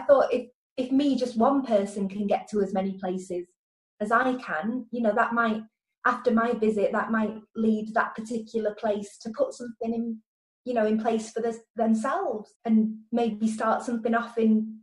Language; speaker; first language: English; native; English